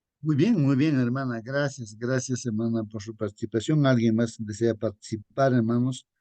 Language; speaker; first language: Spanish; native; Spanish